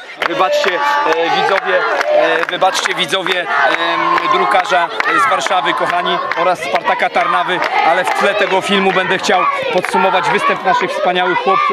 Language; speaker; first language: Polish; native; Polish